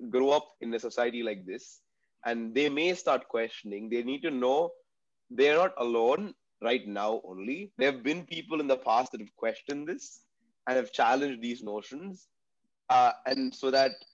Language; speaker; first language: English; non-native, local second language; Tamil